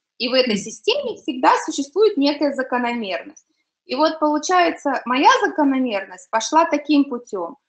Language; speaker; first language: Russian; native; Russian